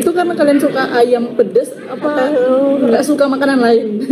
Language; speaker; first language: Indonesian; native; Indonesian